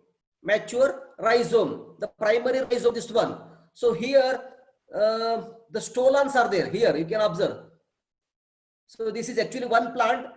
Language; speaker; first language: English; non-native, local second language; Kannada